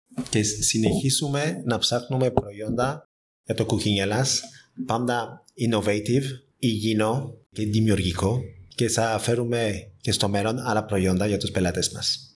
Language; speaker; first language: Greek; non-native, fluent; French